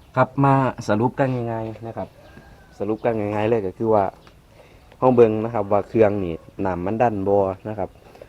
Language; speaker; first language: Thai; native; Thai